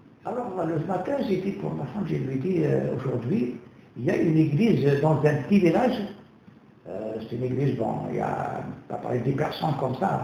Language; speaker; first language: French; non-native, local second language; Kabyle